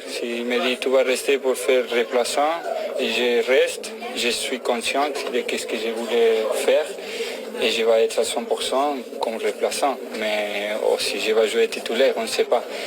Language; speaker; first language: French; non-native, fluent; Spanish